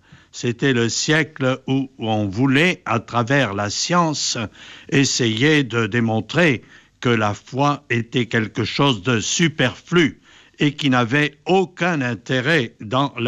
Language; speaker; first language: French; native; French